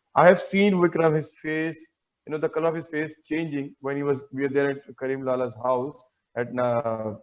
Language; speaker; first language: English; non-native, local second language; Hindi